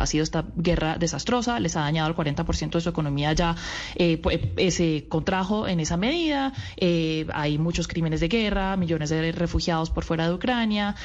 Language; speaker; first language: Spanish; native; Spanish